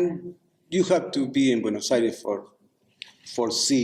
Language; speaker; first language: English; non-native, learner; Spanish